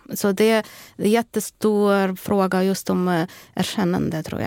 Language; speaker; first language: Swedish; non-native, fluent; Ukrainian